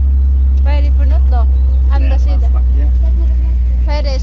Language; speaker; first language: Swedish; non-native, learner; Cebuano